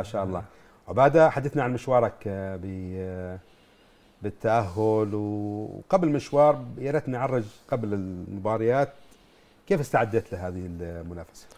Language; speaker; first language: Arabic; native; Arabic